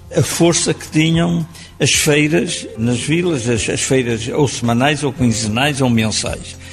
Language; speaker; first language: Portuguese; native; Portuguese